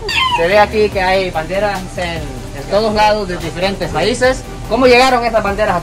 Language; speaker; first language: Spanish; non-native, fluent; Japanese